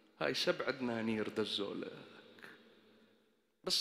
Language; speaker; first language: Arabic; native; Arabic